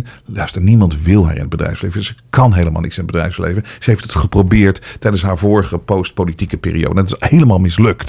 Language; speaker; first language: Dutch; native; Dutch